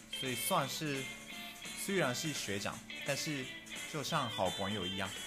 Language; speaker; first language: Chinese; non-native, fluent; Japanese